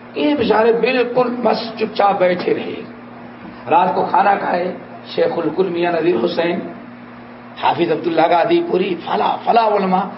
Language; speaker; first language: Urdu; native; Urdu